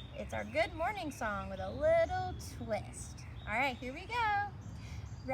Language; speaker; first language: English; native; English